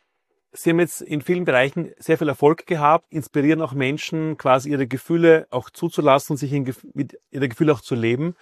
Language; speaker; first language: German; native; German